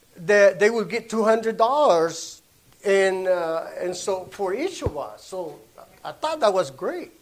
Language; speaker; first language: English; non-native, learner; Spanish